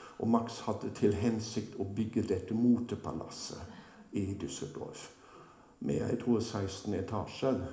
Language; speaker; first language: Norwegian; non-native, fluent; German